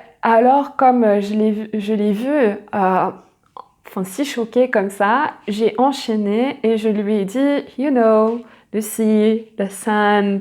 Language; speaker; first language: French; native; French